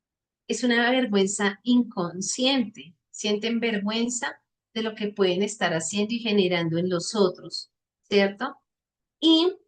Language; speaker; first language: Spanish; native; Spanish